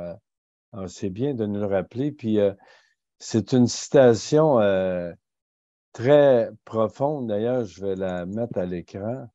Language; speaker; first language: French; native; French